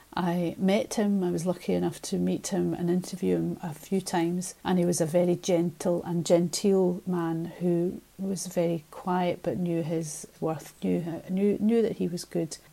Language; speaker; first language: English; native; English